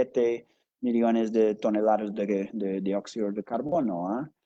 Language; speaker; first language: Spanish; non-native, fluent; English